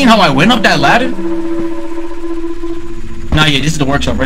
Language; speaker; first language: English; native; English